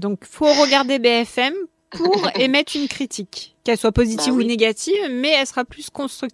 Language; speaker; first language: French; native; French